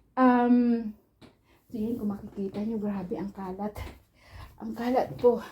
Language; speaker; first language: Filipino; non-native, local second language; Waray